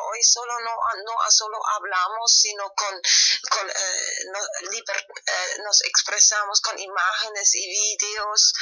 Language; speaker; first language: Spanish; non-native, fluent; German